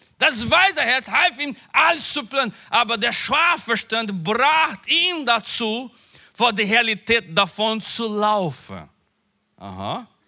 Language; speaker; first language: German; non-native, learner; Portuguese